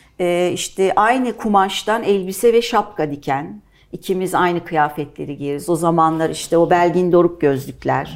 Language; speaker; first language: Turkish; native; Turkish